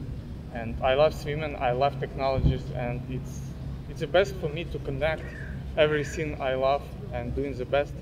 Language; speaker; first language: English; non-native, learner; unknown